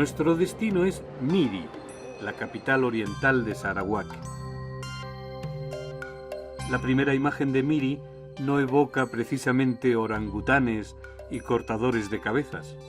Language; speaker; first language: Spanish; native; Spanish